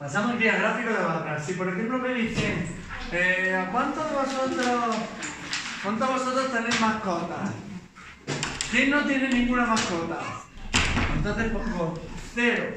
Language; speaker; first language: Spanish; native; Spanish